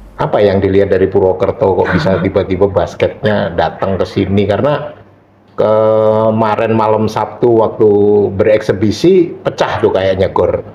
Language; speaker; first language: Indonesian; native; Indonesian